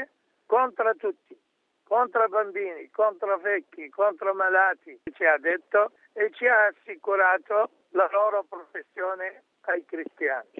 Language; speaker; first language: Italian; non-native, fluent; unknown